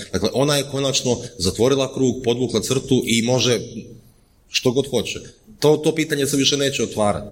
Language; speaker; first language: Croatian; native; Croatian